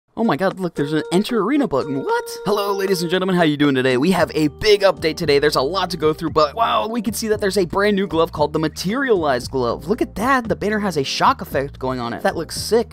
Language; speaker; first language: English; native; English